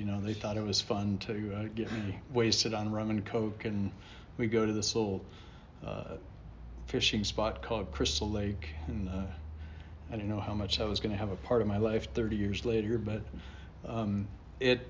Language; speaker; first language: English; native; English